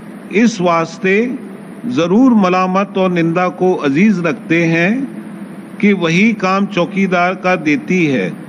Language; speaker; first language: Hindi; native; Hindi